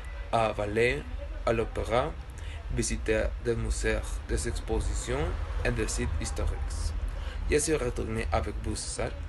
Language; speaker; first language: French; non-native, learner; Spanish